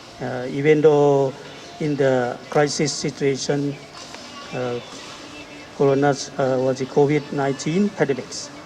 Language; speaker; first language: English; non-native, learner; Thai